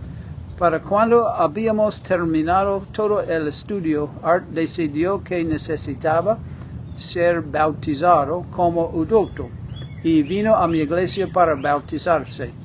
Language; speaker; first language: Spanish; non-native, fluent; English